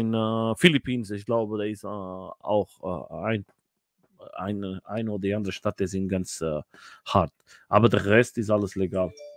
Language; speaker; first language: German; non-native, learner; Portuguese